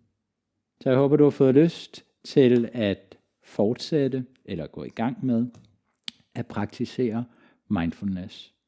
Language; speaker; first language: Danish; native; Danish